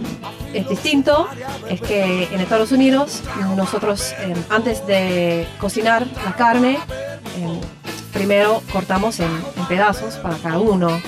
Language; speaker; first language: Spanish; non-native, learner; English